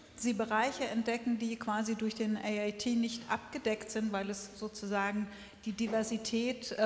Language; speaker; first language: German; native; German